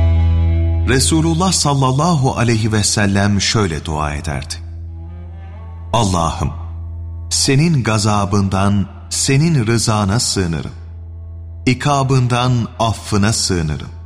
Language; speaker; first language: Turkish; native; Turkish